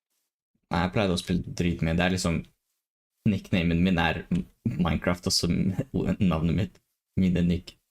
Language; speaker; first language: Norwegian; native; Norwegian